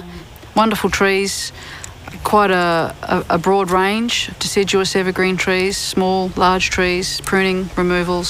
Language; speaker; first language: English; native; English